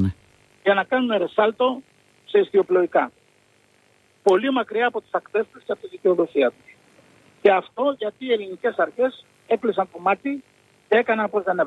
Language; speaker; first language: Greek; native; Greek